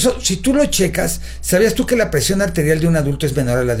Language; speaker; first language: Spanish; native; Spanish